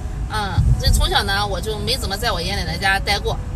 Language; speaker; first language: Chinese; native; Chinese